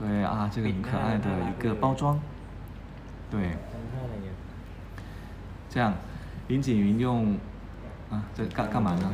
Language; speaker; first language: Chinese; non-native, fluent; Thai